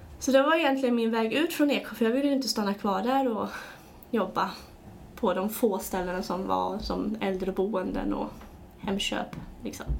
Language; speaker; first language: Swedish; early bilingual, other home language; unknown